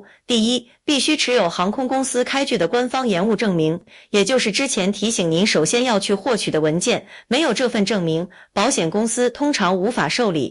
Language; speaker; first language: Chinese; native; Chinese